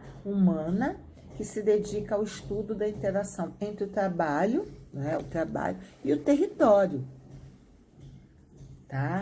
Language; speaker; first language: Portuguese; native; Portuguese